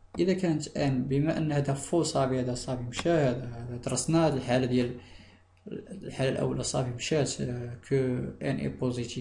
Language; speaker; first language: Arabic; native; Arabic